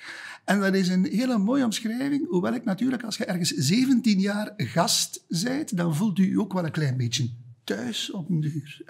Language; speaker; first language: Dutch; native; Dutch